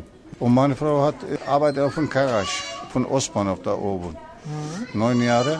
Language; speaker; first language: German; non-native, learner; Turkish